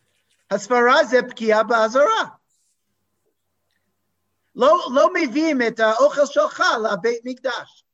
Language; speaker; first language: Hebrew; non-native, fluent; English